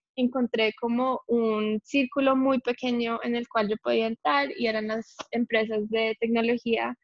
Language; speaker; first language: Spanish; early bilingual, heritage; English